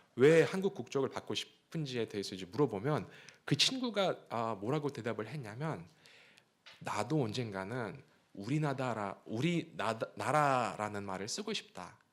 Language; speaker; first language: Korean; non-native, fluent; Russian